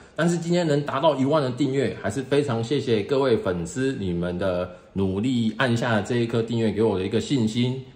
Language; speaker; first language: Chinese; native; Chinese